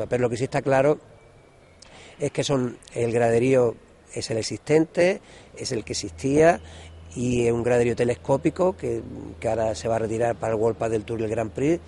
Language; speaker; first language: Spanish; native; Spanish